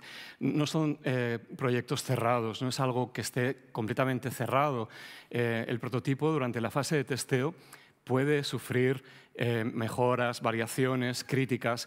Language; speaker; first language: Spanish; native; Spanish